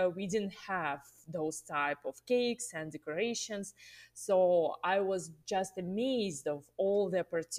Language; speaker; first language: English; non-native, fluent; Russian